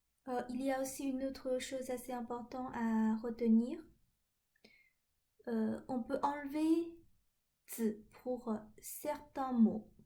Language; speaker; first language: French; non-native, fluent; Chinese